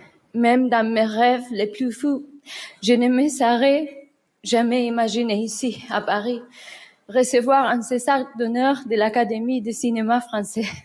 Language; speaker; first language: French; non-native, learner; Spanish